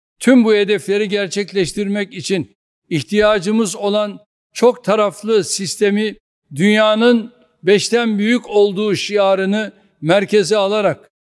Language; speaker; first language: Turkish; native; Turkish